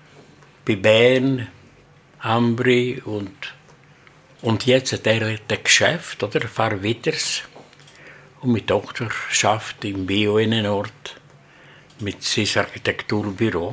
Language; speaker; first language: German; non-native, learner; Italian